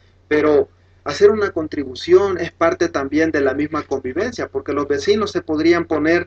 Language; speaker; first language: Spanish; native; Spanish